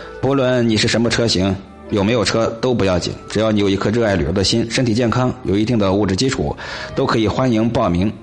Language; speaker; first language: Chinese; native; Chinese